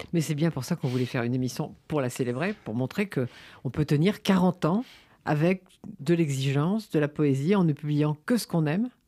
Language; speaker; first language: French; native; French